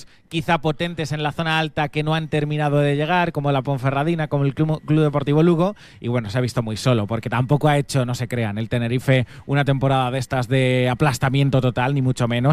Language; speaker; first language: Spanish; native; Spanish